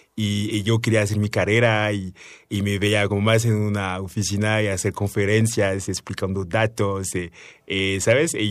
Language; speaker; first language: Spanish; non-native, fluent; French